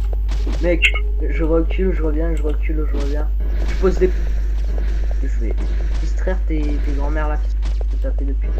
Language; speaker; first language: French; native; French